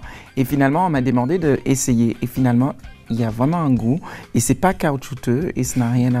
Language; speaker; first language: French; non-native, fluent; English